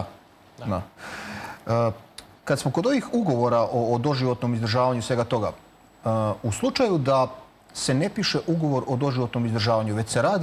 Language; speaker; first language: Serbian; native; Serbian